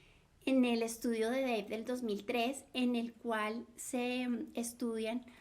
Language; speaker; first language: Spanish; native; Spanish